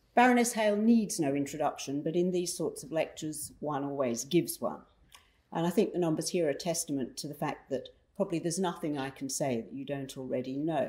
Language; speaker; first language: English; native; English